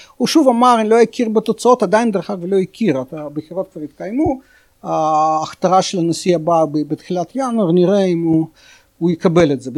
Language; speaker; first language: Hebrew; non-native, fluent; Russian